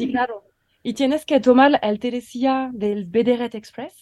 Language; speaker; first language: Spanish; non-native, learner; French